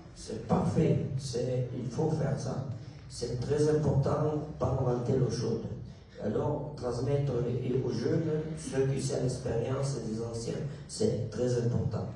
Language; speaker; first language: French; non-native, local second language; Italian